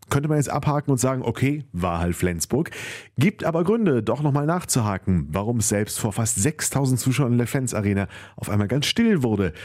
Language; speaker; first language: German; native; German